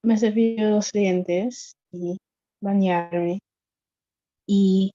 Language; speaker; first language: Spanish; non-native, learner; English